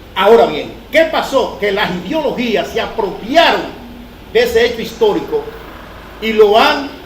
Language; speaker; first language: Spanish; native; Spanish